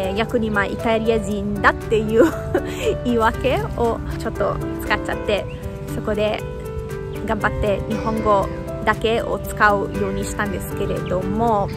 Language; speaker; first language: Japanese; non-native, fluent; Italian